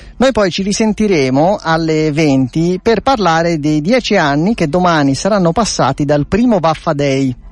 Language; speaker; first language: Italian; native; Italian